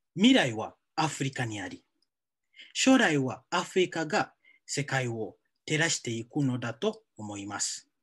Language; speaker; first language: Japanese; non-native, fluent; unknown